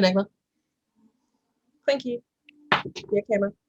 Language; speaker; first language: English; native; English